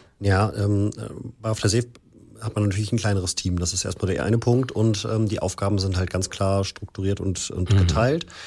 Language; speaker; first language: German; native; German